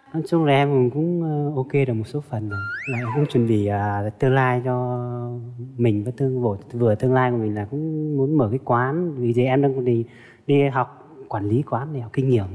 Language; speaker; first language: Vietnamese; non-native, local second language; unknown